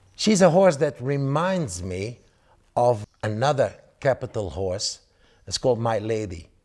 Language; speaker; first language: English; non-native, fluent; Dutch